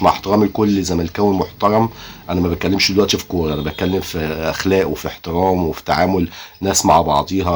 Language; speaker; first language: Arabic; native; Arabic